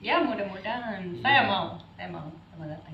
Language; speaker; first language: Indonesian; non-native, fluent; Dutch